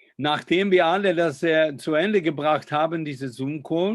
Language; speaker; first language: German; non-native, fluent; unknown